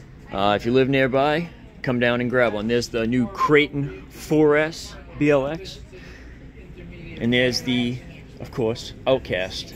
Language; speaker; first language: English; native; English